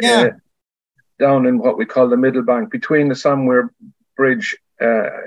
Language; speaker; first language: English; native; English